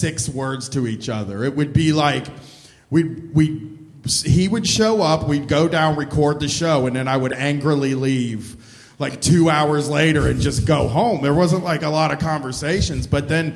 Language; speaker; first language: English; native; English